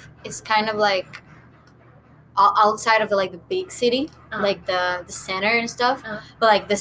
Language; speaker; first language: English; non-native, learner; Portuguese